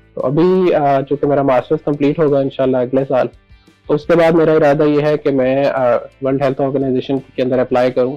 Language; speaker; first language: Urdu; non-native, local second language; Punjabi